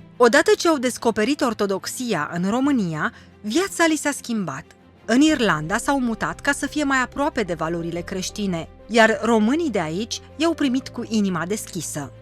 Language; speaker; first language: Romanian; native; Romanian